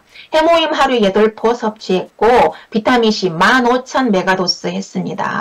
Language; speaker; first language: Korean; native; Korean